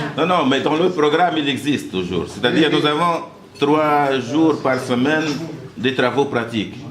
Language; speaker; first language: French; non-native, local second language; Arabic